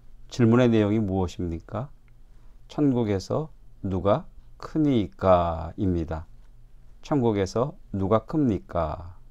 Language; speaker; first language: Korean; native; Korean